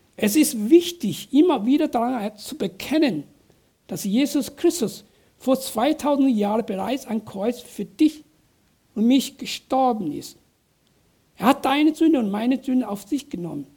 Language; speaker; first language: German; non-native, fluent; Chinese